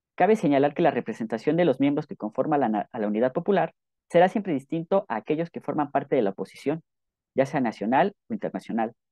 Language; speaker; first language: Spanish; native; Spanish